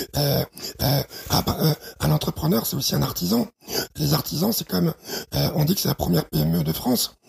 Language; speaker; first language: French; early bilingual, other home language; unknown